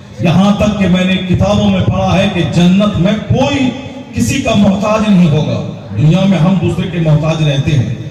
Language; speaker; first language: Urdu; native; Urdu